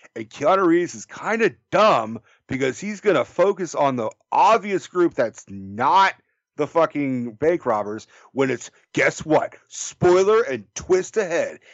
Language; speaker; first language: English; native; English